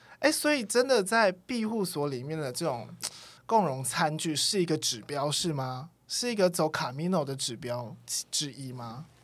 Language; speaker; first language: Chinese; native; Chinese